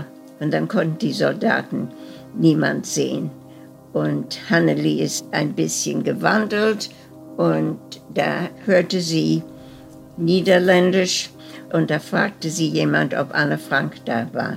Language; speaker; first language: German; early bilingual, heritage; German